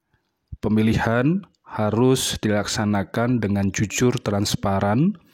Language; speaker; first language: Indonesian; native; Indonesian